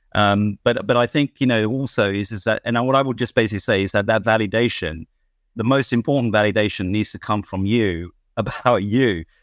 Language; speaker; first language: English; native; English